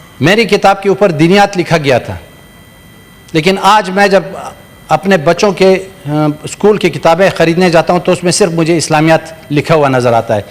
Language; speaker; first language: Urdu; non-native, local second language; Pashto